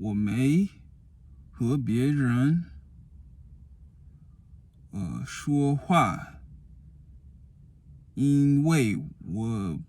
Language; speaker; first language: Chinese; non-native, learner; English